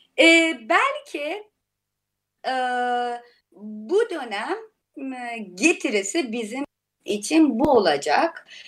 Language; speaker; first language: Turkish; non-native, fluent; Persian